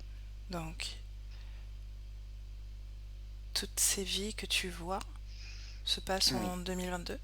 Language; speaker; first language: French; native; French